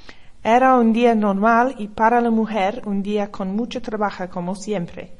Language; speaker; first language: Spanish; non-native, learner; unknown